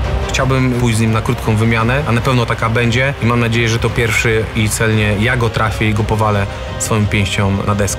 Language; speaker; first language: Polish; native; Polish